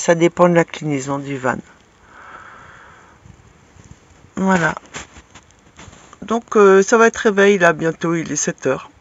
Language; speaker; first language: French; native; French